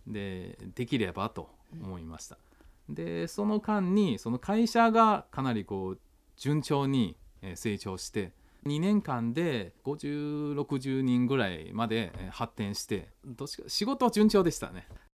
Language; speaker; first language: Japanese; non-native, fluent; Chinese